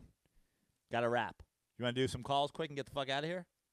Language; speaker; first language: English; native; English